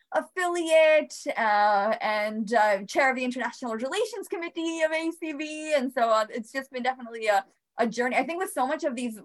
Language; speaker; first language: English; early bilingual, other home language; Bosnian